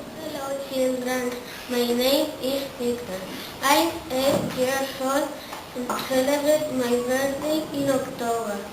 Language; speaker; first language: English; non-native, learner; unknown